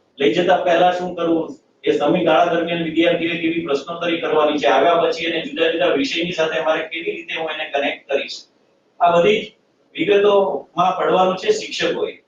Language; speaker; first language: Gujarati; native; Gujarati